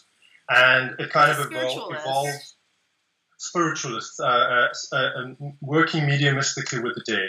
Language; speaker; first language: English; native; English